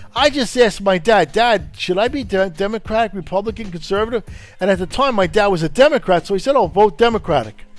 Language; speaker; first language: English; non-native, fluent; Italian